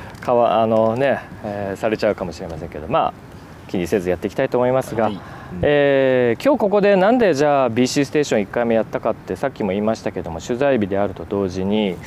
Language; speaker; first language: Japanese; native; Japanese